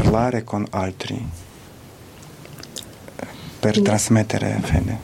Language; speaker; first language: Italian; non-native, fluent; Ukrainian